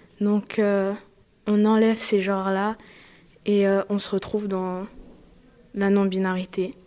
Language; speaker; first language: French; non-native, fluent; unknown